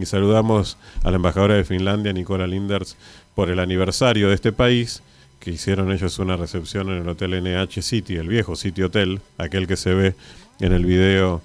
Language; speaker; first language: Spanish; native; Spanish